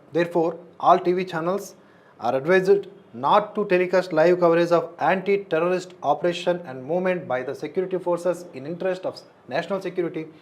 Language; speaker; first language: English; non-native, local second language; Telugu